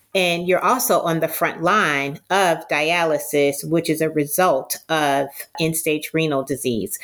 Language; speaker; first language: English; native; English